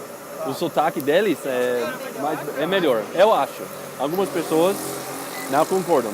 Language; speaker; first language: Portuguese; non-native, learner; English